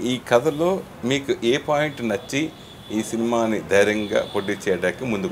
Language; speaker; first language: Telugu; native; Telugu